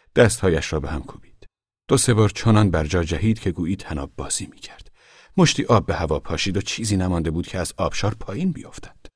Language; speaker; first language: Persian; native; Persian